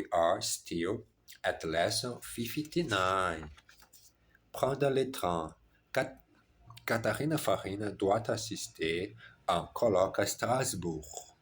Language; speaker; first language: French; non-native, learner; German